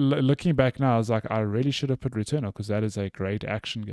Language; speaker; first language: English; native; English